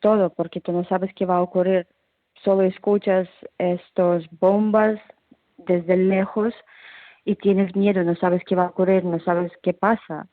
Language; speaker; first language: Spanish; non-native, fluent; Ukrainian